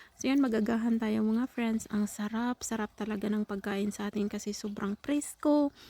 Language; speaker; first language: Filipino; non-native, local second language; Cebuano